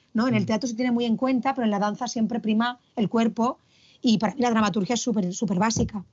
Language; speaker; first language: Spanish; native; Spanish